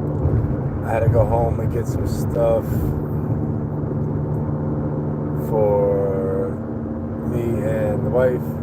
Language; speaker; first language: English; native; English